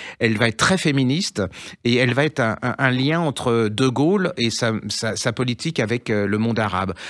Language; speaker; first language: French; native; French